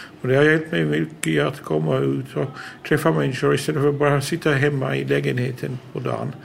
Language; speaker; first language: Swedish; early bilingual, heritage; Swedish